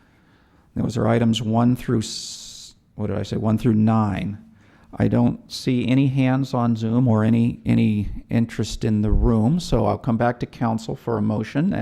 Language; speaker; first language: English; native; English